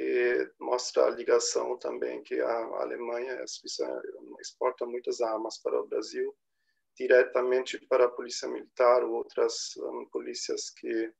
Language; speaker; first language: Portuguese; non-native, fluent; German